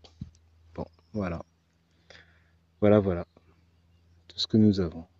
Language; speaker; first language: French; native; French